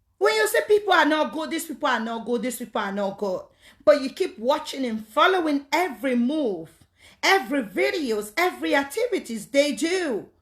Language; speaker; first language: Nigerian Pidgin; native; Nigerian Pidgin